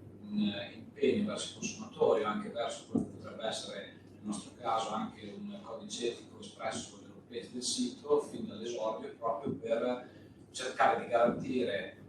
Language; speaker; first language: Italian; native; Italian